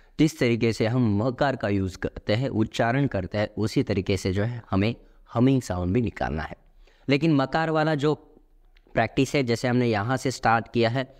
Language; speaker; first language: Hindi; non-native, local second language; Marathi